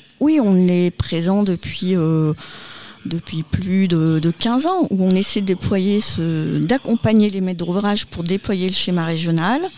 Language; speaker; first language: French; native; French